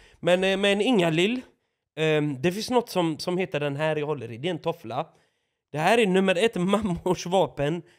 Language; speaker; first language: Swedish; native; Swedish